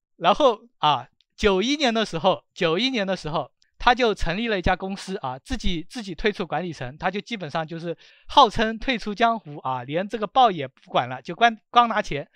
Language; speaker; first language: Chinese; native; Chinese